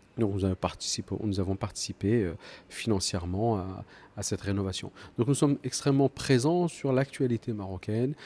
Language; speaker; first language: French; early bilingual, other home language; Arabic